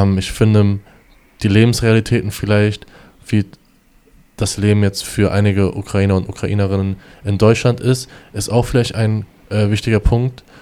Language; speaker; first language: German; native; German